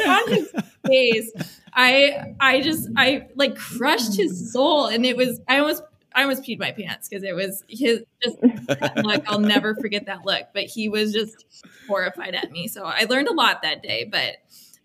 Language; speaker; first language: English; native; English